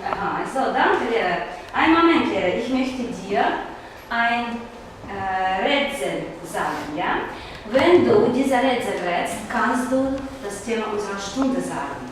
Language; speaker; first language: German; non-native, fluent; Russian